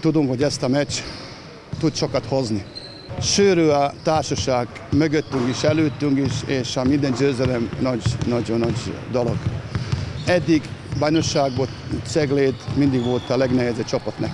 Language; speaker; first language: Hungarian; non-native, learner; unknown